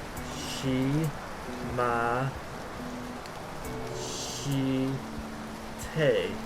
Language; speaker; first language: Japanese; non-native, learner; English